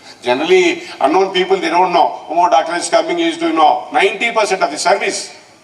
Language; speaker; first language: English; non-native, local second language; Telugu